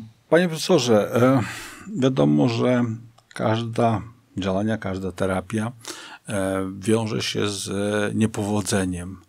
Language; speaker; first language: Polish; native; Polish